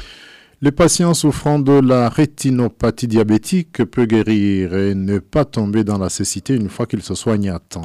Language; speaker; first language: French; non-native, local second language; Rundi